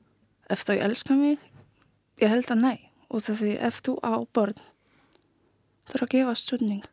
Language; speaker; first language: Icelandic; non-native, learner; Polish